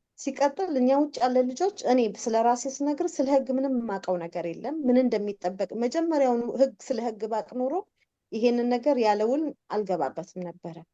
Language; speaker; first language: Amharic; native; Amharic